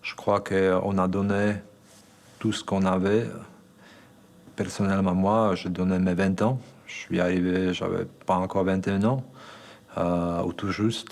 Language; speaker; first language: French; non-native, fluent; Slovak